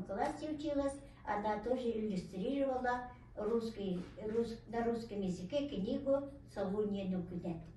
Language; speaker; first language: Russian; non-native, local second language; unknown